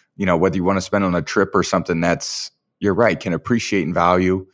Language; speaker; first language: English; native; English